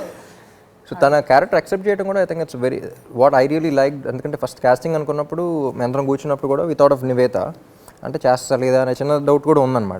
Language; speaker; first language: Telugu; native; Telugu